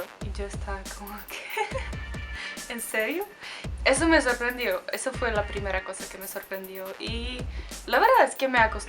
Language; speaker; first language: Spanish; non-native, fluent; Czech